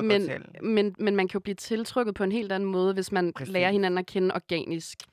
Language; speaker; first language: Danish; native; Danish